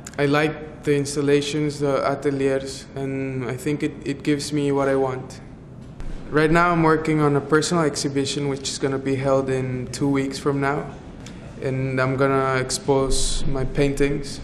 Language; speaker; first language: English; non-native, fluent; Spanish